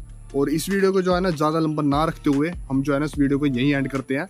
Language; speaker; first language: Hindi; native; Hindi